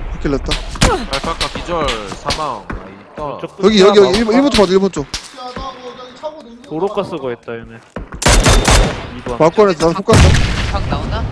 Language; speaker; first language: Korean; native; Korean